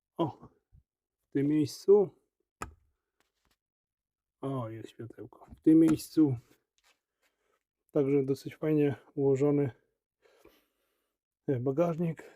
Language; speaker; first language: Polish; native; Polish